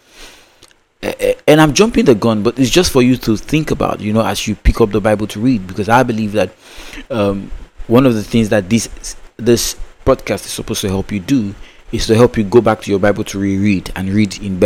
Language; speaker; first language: English; non-native, local second language; Yoruba